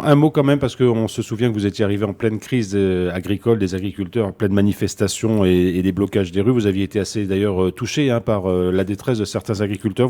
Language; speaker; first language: French; native; French